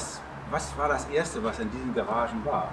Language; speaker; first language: German; native; German